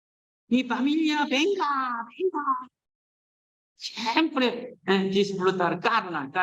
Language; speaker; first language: Spanish; non-native, learner; Korean